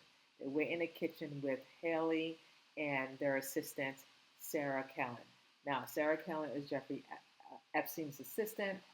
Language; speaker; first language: English; native; English